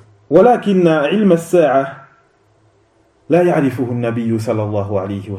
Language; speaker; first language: Arabic; non-native, fluent; French